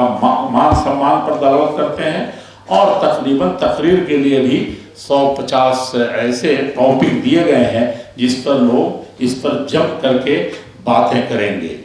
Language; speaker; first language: Urdu; native; Urdu